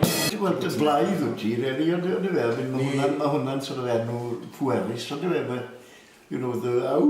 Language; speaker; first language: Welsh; native; Welsh